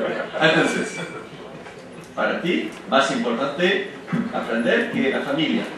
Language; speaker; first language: Spanish; non-native, fluent; French